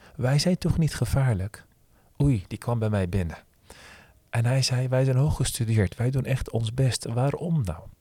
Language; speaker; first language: Dutch; early bilingual, other home language; Turkish